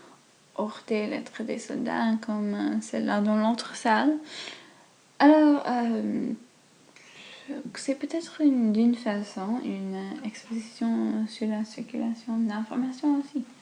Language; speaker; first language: French; non-native, fluent; English